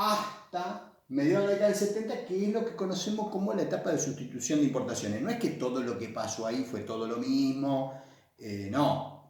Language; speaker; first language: Spanish; native; Spanish